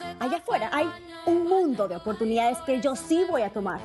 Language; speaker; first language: Spanish; native; Spanish